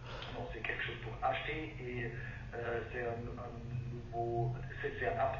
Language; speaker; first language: French; non-native, learner; German